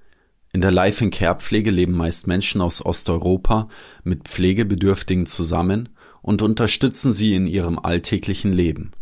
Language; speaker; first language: German; native; German